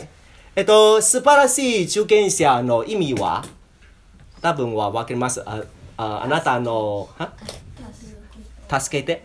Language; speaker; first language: Japanese; non-native, learner; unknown